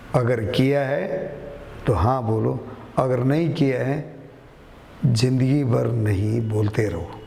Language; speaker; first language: Hindi; non-native, local second language; Kannada